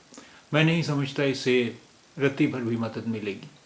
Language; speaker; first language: Hindi; native; Hindi